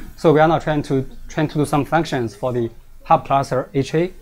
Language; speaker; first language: English; non-native, fluent; Chinese